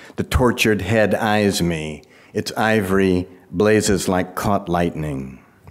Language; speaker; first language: English; native; English